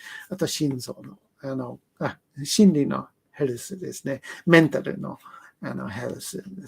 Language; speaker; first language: Japanese; non-native, learner; English